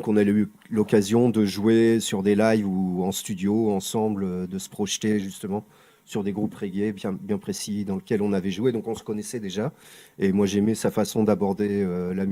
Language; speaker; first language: French; native; French